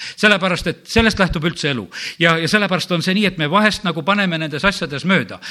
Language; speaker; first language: Estonian; native; Estonian